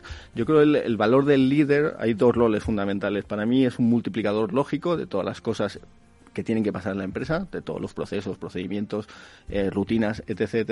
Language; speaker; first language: Spanish; native; Spanish